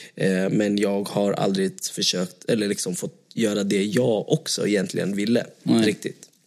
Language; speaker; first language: Swedish; early bilingual, other home language; Vietnamese